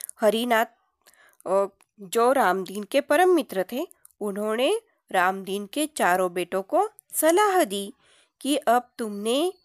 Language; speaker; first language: Hindi; non-native, local second language; Marathi